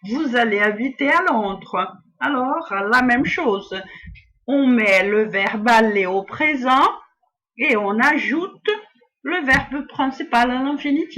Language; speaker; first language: French; non-native, fluent; Portuguese